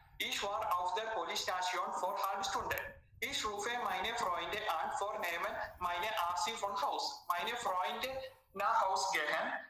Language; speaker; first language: German; non-native, learner; Malayalam